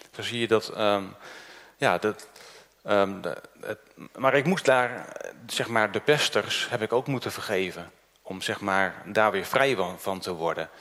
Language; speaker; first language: Dutch; early bilingual, other home language; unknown